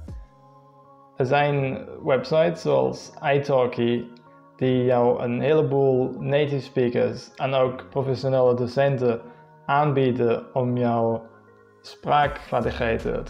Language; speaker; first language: Dutch; non-native, fluent; English